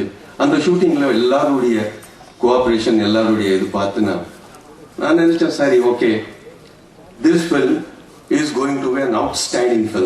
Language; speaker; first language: Tamil; non-native, fluent; Hindi